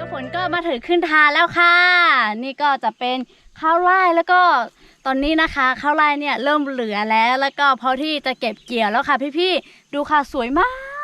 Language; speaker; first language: Thai; non-native, local second language; Lahu